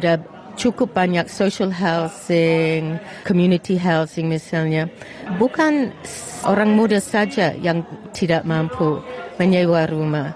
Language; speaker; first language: Indonesian; non-native, fluent; English